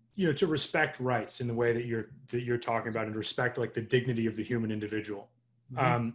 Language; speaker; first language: English; native; English